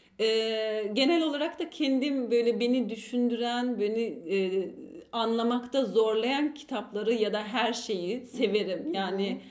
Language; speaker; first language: Turkish; early bilingual, heritage; Turkish